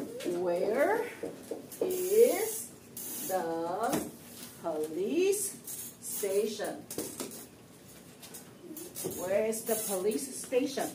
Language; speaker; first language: English; non-native, fluent; Chinese